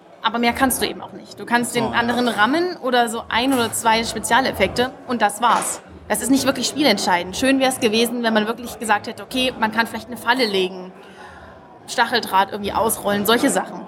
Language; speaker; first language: German; native; German